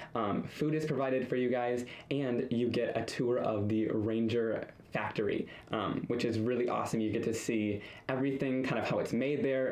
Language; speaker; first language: English; native; English